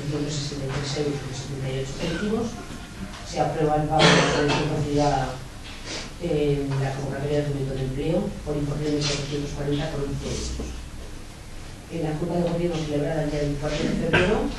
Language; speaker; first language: Spanish; native; Spanish